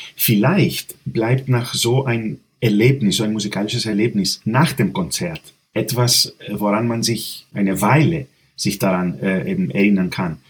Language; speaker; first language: German; non-native, fluent; Greek